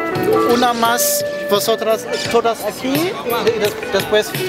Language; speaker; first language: Spanish; non-native, learner; German